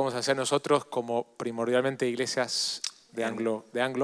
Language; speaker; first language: Spanish; native; Spanish